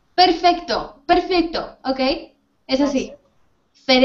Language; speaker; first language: Spanish; native; Spanish